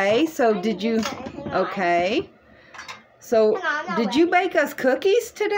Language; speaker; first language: English; native; English